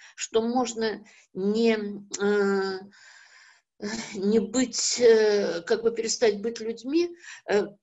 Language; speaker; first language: Russian; native; Russian